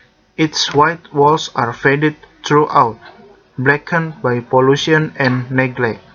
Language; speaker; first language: English; non-native, learner; Indonesian